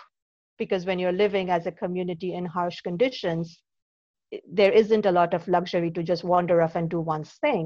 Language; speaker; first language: English; non-native, local second language; Bangla